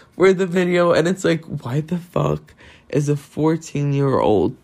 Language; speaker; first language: English; non-native, fluent; Portuguese